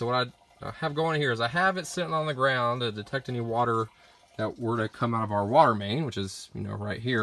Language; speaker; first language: English; native; English